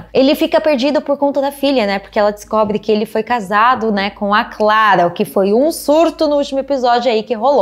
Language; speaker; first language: Portuguese; native; Portuguese